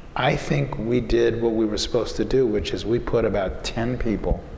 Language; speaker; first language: English; native; English